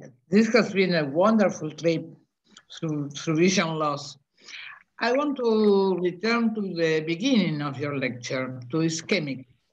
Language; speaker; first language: English; non-native, fluent; Spanish